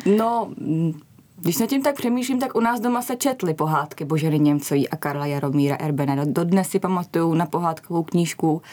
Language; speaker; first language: Czech; native; Czech